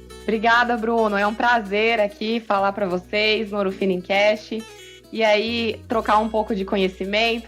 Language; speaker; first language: Portuguese; native; Portuguese